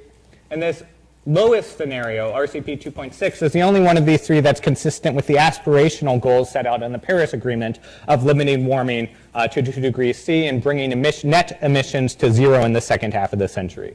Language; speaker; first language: English; native; English